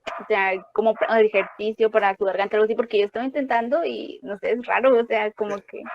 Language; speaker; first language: Spanish; native; Spanish